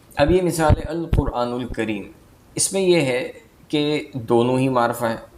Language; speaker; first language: Urdu; native; Urdu